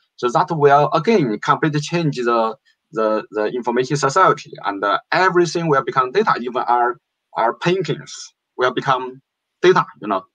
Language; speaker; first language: English; non-native, fluent; Chinese